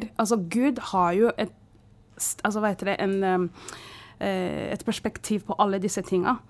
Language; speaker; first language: Swedish; non-native, fluent; Kinyarwanda